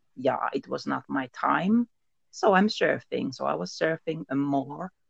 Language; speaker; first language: English; non-native, learner; Finnish